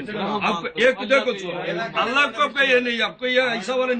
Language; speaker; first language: Hindi; non-native, local second language; Malayalam